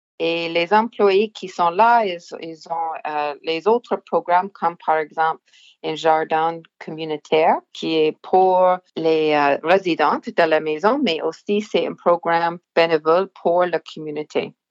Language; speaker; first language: French; non-native, local second language; English